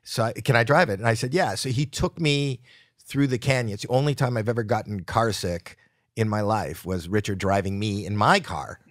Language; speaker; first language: English; native; English